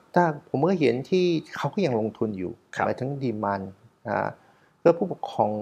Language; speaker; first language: Thai; non-native, fluent; Chinese